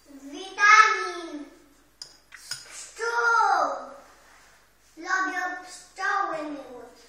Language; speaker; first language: Polish; native; Polish